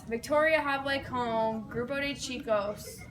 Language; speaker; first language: Spanish; non-native, learner; English